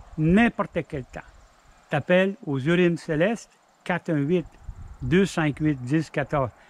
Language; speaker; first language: French; native; French